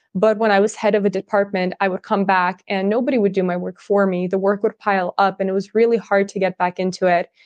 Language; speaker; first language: English; early bilingual, other home language; Russian